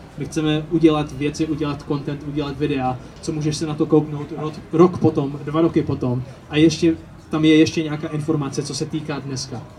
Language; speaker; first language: Czech; early bilingual, heritage; Czech